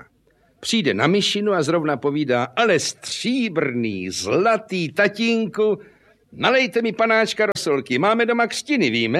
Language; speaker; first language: Czech; native; Czech